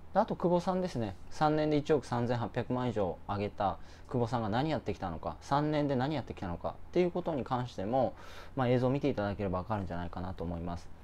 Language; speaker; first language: Japanese; native; Japanese